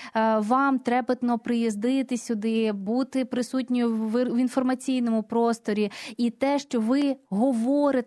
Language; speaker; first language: Ukrainian; native; Ukrainian